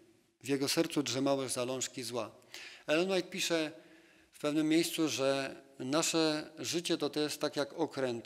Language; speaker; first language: Polish; native; Polish